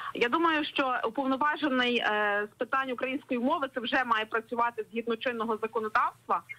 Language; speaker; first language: Ukrainian; native; Ukrainian